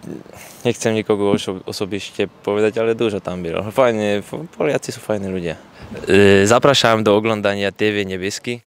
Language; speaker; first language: Polish; non-native, learner; Slovak